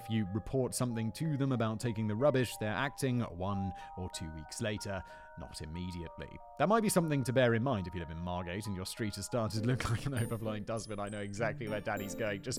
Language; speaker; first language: English; native; English